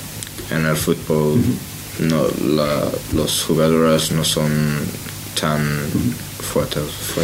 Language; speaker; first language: Spanish; non-native, learner; English